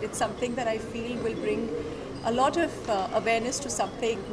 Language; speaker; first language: English; non-native, local second language; Hindi